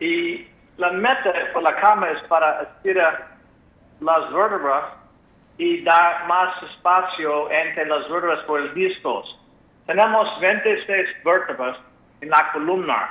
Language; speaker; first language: Spanish; non-native, fluent; English